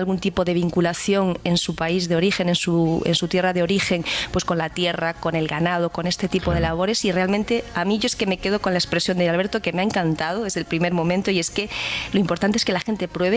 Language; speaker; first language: Spanish; native; Spanish